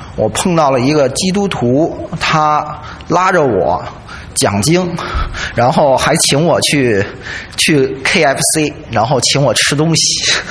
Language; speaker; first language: Chinese; native; Chinese